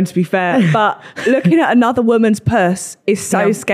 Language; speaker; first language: English; native; English